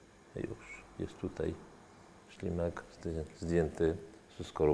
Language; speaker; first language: Polish; non-native, fluent; French